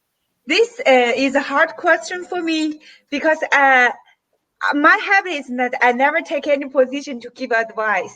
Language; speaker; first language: English; non-native, fluent; Chinese